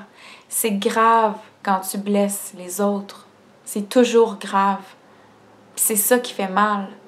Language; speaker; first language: French; native; French